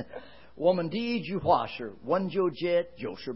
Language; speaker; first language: Chinese; non-native, fluent; English